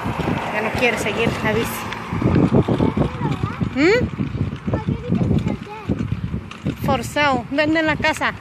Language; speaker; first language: Spanish; native; Spanish